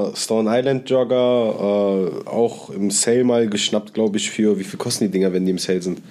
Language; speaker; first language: German; native; German